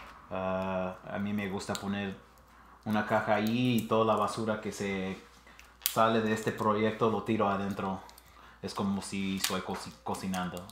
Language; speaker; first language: Spanish; early bilingual, heritage; Spanish